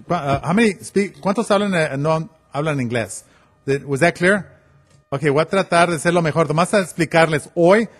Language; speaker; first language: Spanish; early bilingual, heritage; Spanish